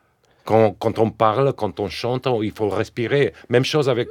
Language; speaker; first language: French; non-native, fluent; English